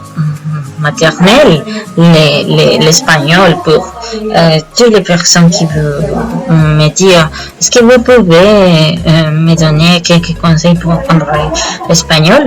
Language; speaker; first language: French; non-native, learner; Spanish